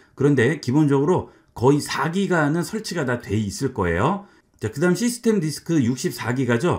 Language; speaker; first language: Korean; native; Korean